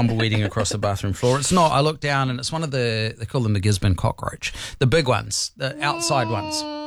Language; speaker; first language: English; native; English